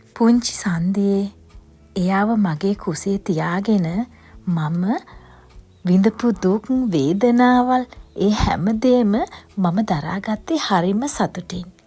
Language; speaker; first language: Sinhala; native; Sinhala